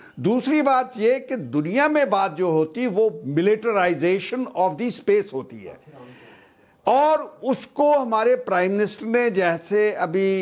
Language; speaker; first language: Hindi; non-native, local second language; Punjabi